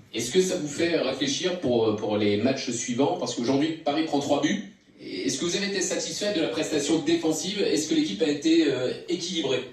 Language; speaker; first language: French; native; French